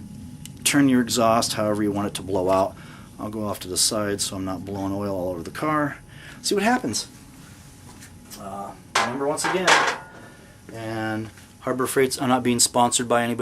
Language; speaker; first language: English; native; English